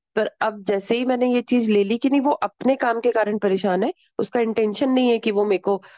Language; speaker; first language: Hindi; native; Hindi